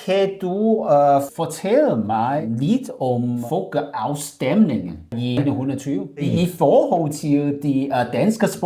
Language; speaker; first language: Danish; non-native, learner; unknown